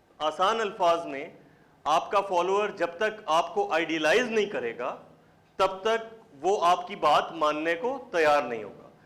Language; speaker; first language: Urdu; native; Urdu